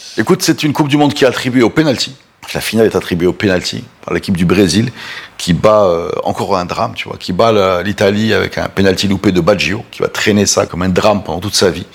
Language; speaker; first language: French; non-native, local second language; Arabic